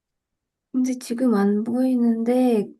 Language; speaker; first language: Korean; non-native, fluent; Russian